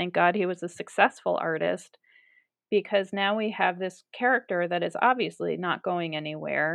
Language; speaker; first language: English; native; English